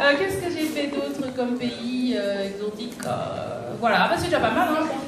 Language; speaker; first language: French; native; French